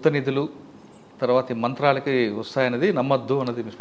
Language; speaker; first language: Telugu; native; Telugu